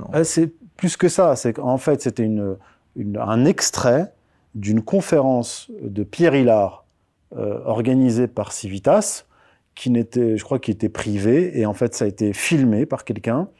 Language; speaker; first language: French; early bilingual, other home language; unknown